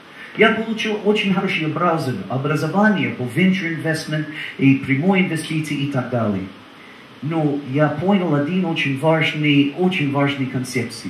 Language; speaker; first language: Russian; non-native, learner; English